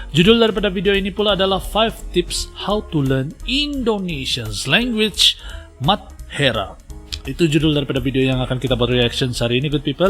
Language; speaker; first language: Indonesian; non-native, local second language; Malay